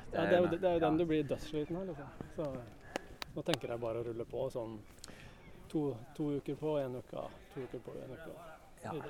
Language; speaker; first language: Norwegian; native; Norwegian